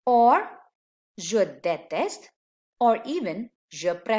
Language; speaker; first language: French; non-native, fluent; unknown